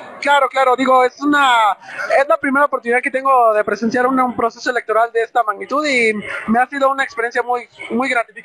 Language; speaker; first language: Spanish; native; Spanish